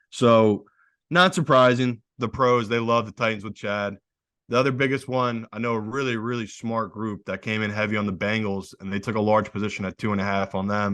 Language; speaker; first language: English; native; English